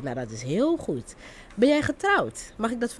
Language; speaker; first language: Dutch; non-native, fluent; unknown